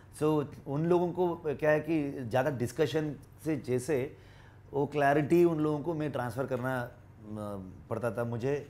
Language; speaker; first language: Hindi; non-native, local second language; Kannada